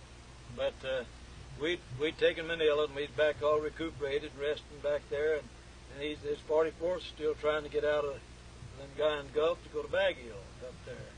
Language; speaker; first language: English; native; English